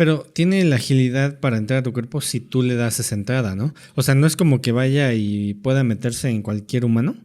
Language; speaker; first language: Spanish; native; Spanish